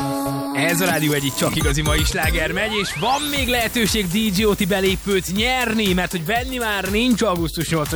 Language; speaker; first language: Hungarian; native; Hungarian